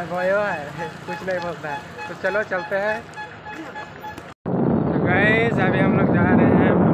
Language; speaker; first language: Hindi; non-native, local second language; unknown